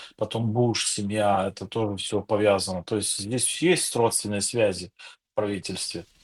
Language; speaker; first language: Russian; non-native, local second language; Ukrainian